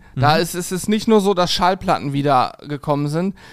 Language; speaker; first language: German; native; German